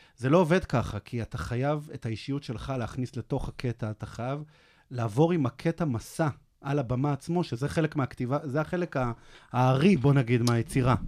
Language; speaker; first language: Hebrew; native; Hebrew